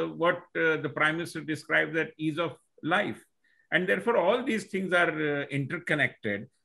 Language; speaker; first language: English; non-native, local second language; Marathi